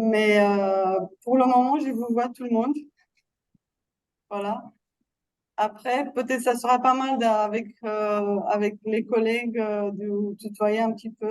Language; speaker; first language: French; non-native, fluent; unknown